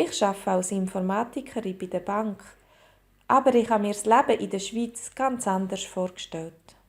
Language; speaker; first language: German; native; German